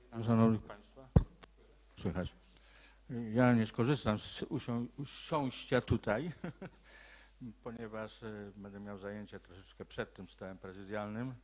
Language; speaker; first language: Polish; native; Polish